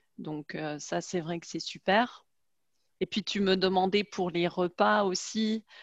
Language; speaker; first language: French; native; French